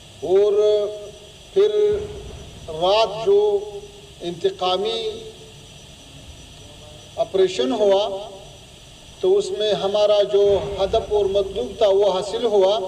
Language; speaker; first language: Hindi; non-native, fluent; Pashto